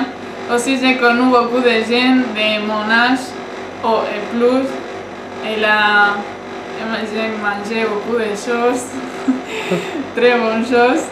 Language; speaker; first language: French; non-native, learner; Spanish